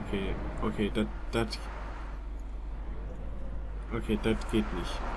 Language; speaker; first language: German; native; German